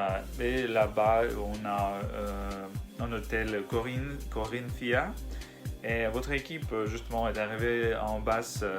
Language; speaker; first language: French; non-native, learner; Russian